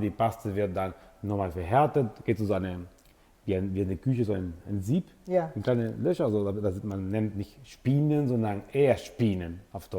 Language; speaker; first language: German; non-native, fluent; Italian